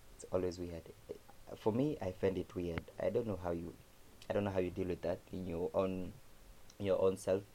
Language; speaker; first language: English; non-native, local second language; Kamba